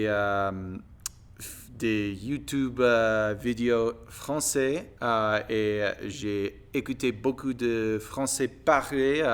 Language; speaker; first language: French; non-native, learner; English